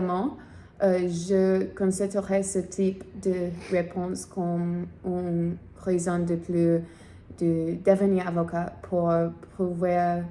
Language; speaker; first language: French; non-native, learner; English